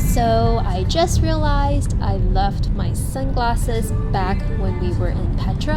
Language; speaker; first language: English; native; English